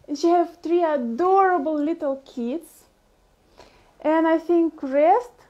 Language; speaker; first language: English; non-native, fluent; Ukrainian